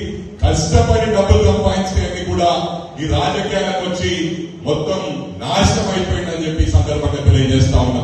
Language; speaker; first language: Telugu; native; Telugu